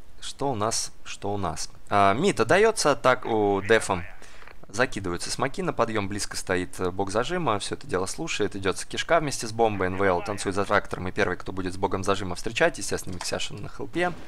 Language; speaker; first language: Russian; native; Russian